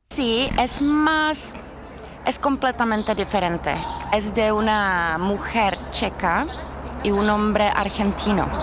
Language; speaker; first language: Spanish; non-native, learner; Czech